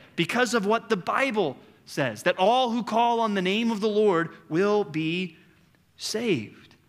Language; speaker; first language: English; native; English